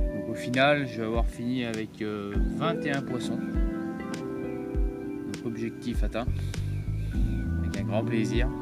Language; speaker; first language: French; native; French